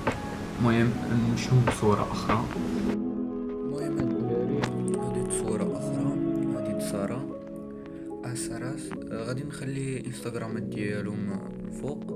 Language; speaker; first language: Arabic; native; Arabic